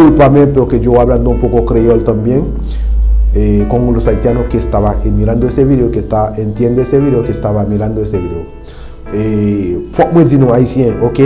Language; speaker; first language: Spanish; non-native, learner; Haitian Creole